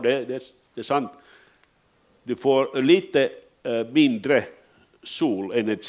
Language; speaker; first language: Swedish; non-native, learner; Finnish